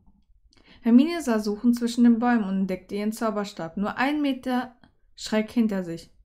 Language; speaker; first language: German; native; German